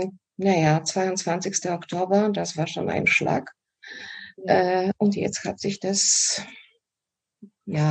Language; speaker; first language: German; non-native, fluent; Polish